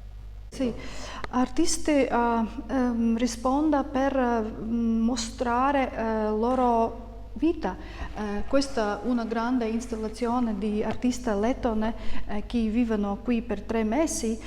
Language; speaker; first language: Italian; non-native, learner; Latvian